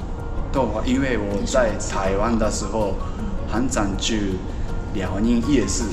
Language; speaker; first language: Chinese; non-native, learner; Japanese